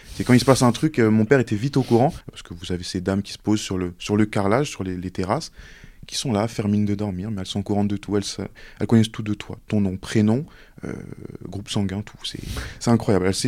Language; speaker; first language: French; native; French